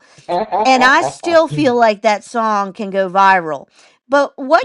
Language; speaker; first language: English; native; English